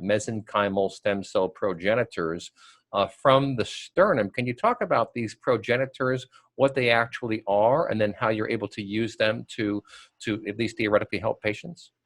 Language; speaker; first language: English; native; English